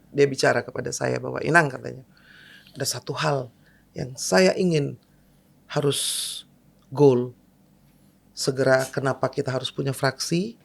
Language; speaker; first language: Indonesian; native; Indonesian